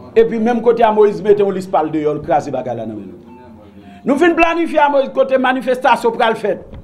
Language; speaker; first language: French; non-native, local second language; Haitian Creole